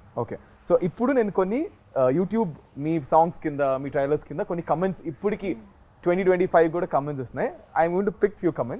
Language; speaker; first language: Telugu; native; Telugu